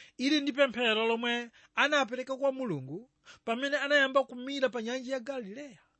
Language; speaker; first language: Nyanja; native; Nyanja